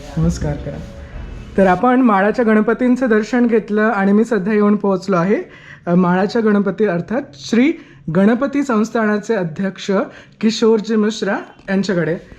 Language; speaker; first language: Marathi; native; Marathi